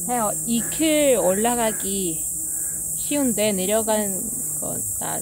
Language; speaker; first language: Korean; non-native, fluent; Russian